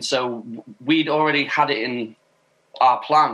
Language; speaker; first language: English; native; English